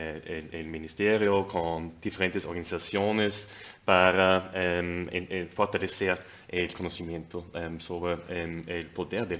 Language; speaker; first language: Spanish; non-native, fluent; German